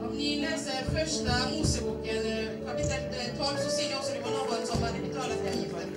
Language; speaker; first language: Swedish; non-native, fluent; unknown